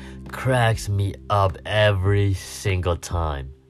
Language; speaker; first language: English; non-native, fluent; Chinese